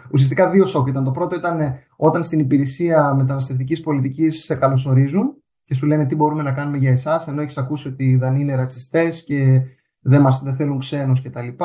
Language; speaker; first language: Greek; native; Greek